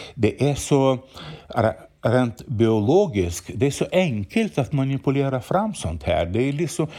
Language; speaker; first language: Swedish; non-native, fluent; Ukrainian